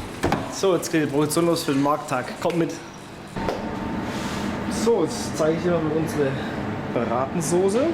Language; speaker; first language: German; native; German